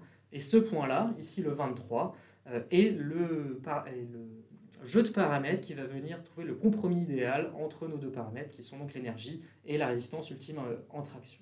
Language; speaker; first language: French; native; French